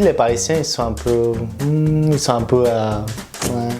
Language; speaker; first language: French; non-native, fluent; Spanish